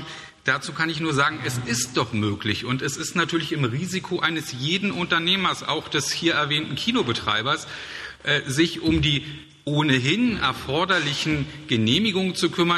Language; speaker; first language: German; native; German